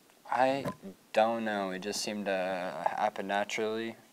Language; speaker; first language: English; native; English